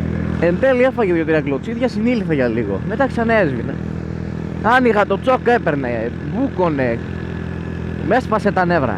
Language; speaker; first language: Greek; native; Greek